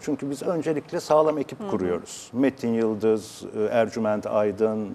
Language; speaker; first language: Turkish; native; Turkish